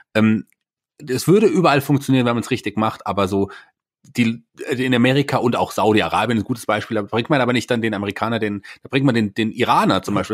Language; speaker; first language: German; native; German